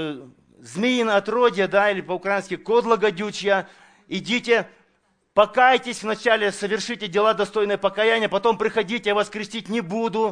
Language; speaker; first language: Russian; native; Russian